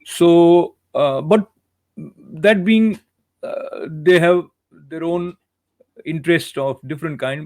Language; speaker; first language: English; non-native, local second language; Hindi